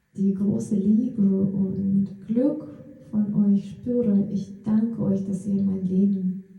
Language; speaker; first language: German; non-native, fluent; Russian